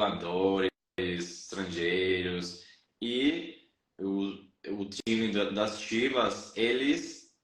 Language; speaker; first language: Portuguese; non-native, fluent; Spanish